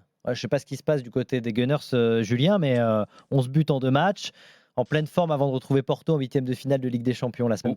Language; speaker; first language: French; native; French